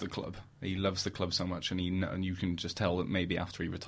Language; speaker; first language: English; native; English